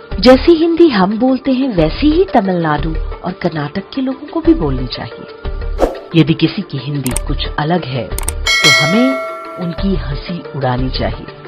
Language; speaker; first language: Hindi; native; Hindi